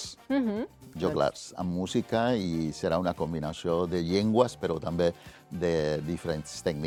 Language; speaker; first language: Catalan; non-native, fluent; Spanish